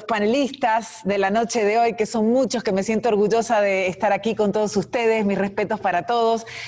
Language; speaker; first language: Spanish; native; Spanish